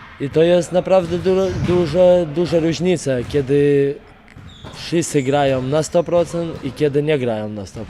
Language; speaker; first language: Polish; non-native, fluent; Lithuanian